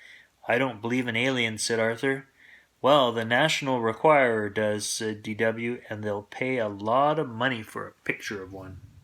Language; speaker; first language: English; native; English